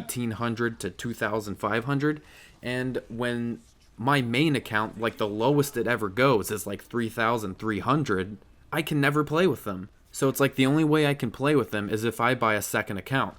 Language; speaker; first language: English; native; English